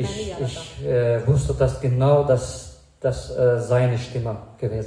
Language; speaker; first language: German; non-native, fluent; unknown